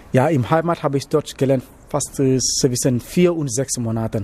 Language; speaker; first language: German; non-native, learner; Wolof